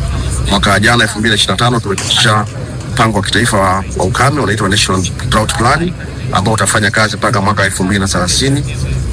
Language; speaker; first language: Swahili; native; Swahili